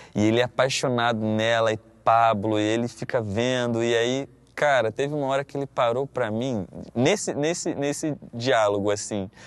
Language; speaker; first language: Portuguese; native; Portuguese